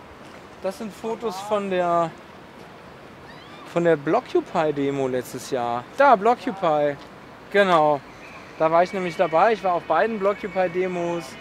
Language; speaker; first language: German; native; German